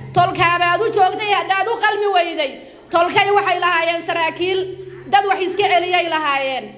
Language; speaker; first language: Somali; native; Somali